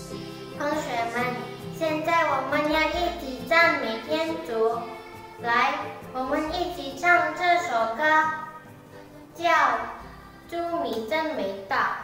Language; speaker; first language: Chinese; non-native, learner; Indonesian